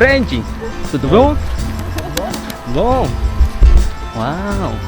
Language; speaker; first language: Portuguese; non-native, learner; Indonesian